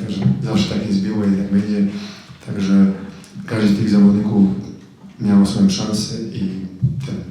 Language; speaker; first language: Polish; non-native, fluent; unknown